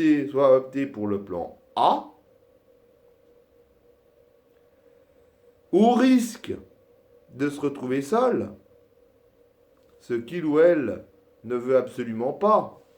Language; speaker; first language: French; native; French